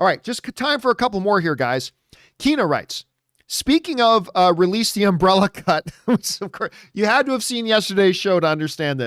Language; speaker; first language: English; native; English